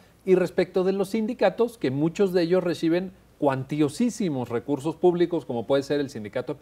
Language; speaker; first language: Spanish; native; Spanish